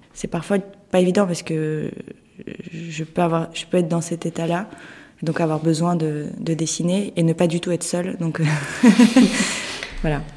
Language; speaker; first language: French; early bilingual, other home language; Russian